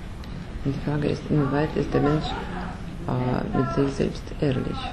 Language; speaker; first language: German; non-native, learner; Russian